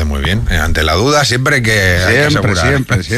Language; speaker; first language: Spanish; native; Spanish